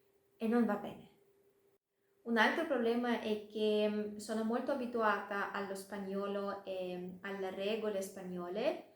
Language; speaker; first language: Italian; non-native, fluent; Russian